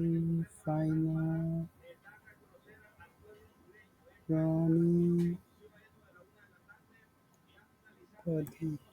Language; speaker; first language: English; non-native, learner; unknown